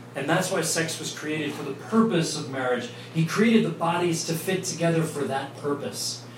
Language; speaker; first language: English; native; English